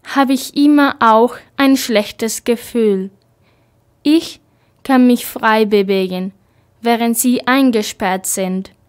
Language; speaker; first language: German; non-native, fluent; Spanish